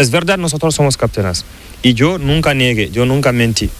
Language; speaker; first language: Spanish; non-native, learner; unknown